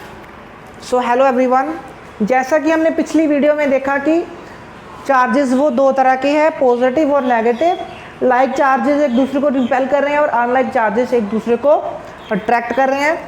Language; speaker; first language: Hindi; non-native, local second language; Punjabi